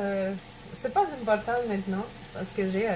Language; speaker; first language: French; non-native, learner; Russian